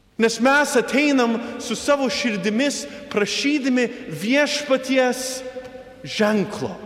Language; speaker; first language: Lithuanian; early bilingual, heritage; Lithuanian